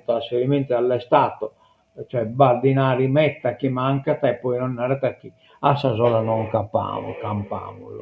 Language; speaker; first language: Italian; non-native, local second language; Sardinian